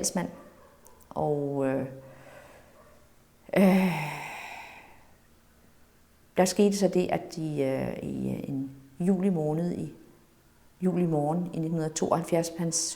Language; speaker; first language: Danish; native; Danish